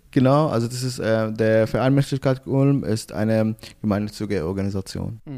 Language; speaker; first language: German; non-native, fluent; Arabic